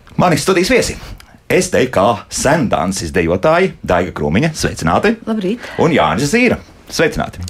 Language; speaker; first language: Latvian; native; Latvian